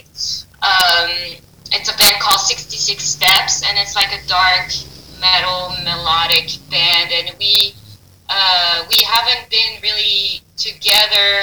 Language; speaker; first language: English; non-native, fluent; French